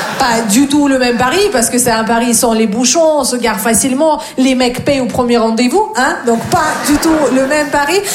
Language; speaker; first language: French; non-native, fluent; Russian